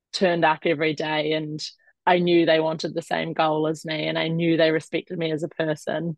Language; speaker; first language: English; native; English